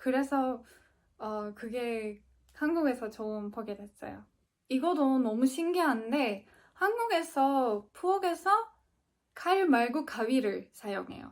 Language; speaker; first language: Korean; non-native, fluent; Turkish